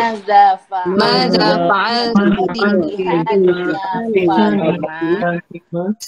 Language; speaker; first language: Arabic; non-native, learner; Indonesian